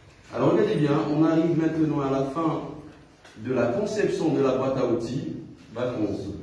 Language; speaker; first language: French; non-native, local second language; Arabic